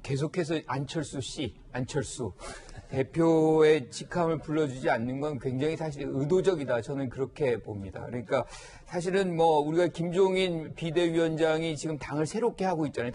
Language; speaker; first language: Korean; native; Korean